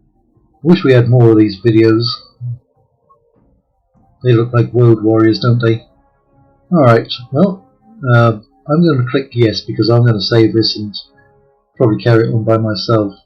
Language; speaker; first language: English; native; English